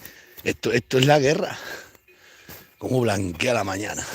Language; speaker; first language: Spanish; native; Spanish